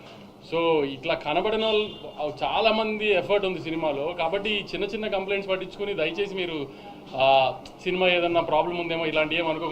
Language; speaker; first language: Telugu; native; Telugu